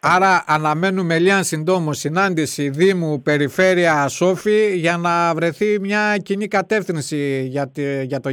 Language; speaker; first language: Greek; native; Greek